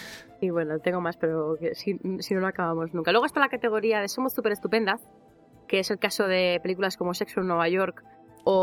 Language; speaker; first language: Spanish; native; Spanish